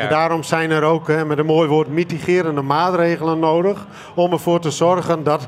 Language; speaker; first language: Dutch; native; Dutch